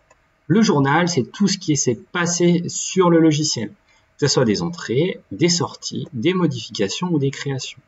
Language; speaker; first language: French; native; French